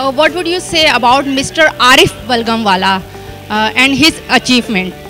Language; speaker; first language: English; non-native, fluent; Urdu